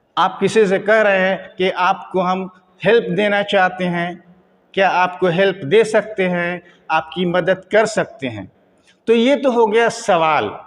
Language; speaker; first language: Hindi; native; Hindi